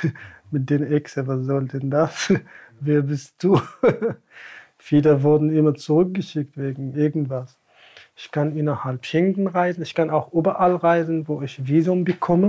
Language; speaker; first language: German; non-native, fluent; Tamasheq